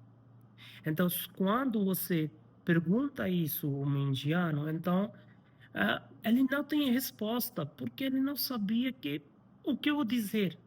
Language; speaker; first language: Portuguese; non-native, learner; Hindi